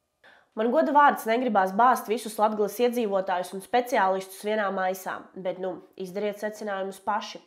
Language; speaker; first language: Latvian; native; Latvian